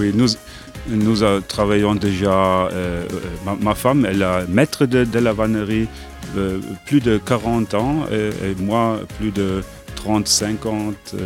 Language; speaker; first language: French; non-native, learner; German